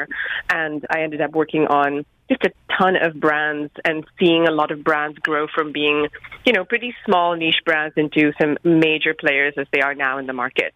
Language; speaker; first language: English; non-native, local second language; Hindi